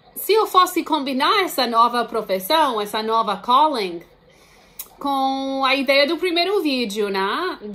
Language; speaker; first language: Portuguese; non-native, fluent; English